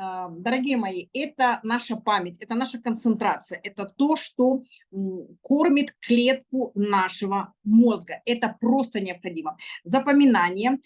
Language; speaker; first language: Russian; native; Russian